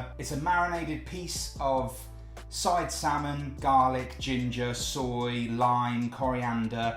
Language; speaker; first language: English; native; English